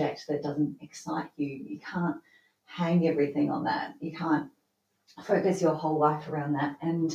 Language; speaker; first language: English; native; English